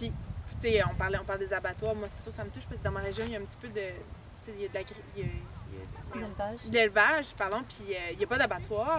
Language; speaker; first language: French; native; French